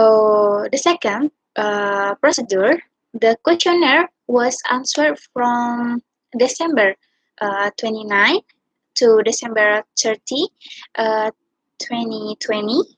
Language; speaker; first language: English; non-native, learner; Indonesian